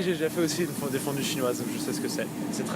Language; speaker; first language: French; native; French